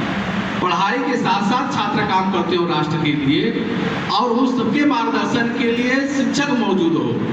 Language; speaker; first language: Hindi; native; Hindi